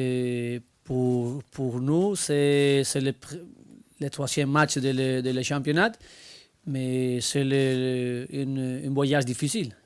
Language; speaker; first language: French; non-native, learner; Spanish